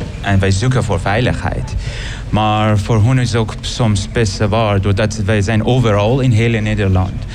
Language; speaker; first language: Dutch; non-native, learner; Persian